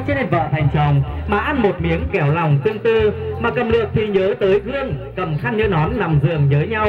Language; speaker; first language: Vietnamese; native; Vietnamese